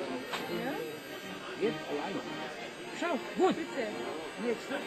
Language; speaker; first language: German; non-native, learner; Slovenian